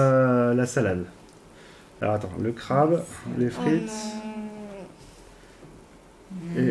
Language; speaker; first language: French; native; French